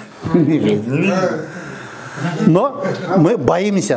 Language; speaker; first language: Russian; non-native, learner; Kyrgyz